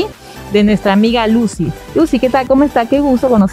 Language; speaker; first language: Spanish; native; Spanish